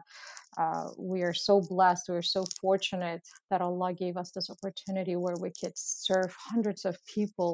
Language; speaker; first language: English; non-native, fluent; Uzbek